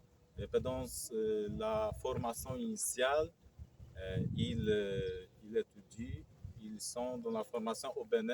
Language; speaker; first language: French; non-native, fluent; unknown